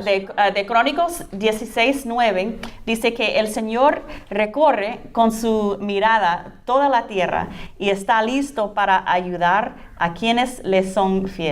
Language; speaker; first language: Spanish; non-native, fluent; English